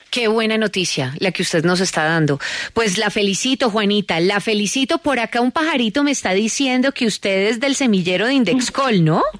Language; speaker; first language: Spanish; native; Spanish